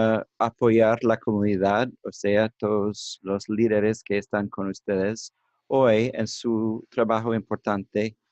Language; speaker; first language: Spanish; non-native, learner; English